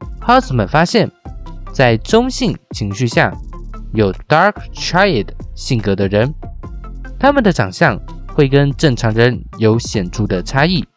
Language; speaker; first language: Chinese; native; Chinese